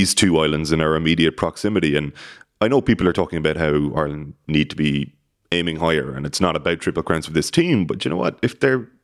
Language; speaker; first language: English; native; English